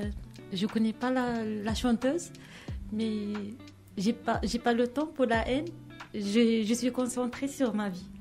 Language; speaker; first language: French; non-native, learner; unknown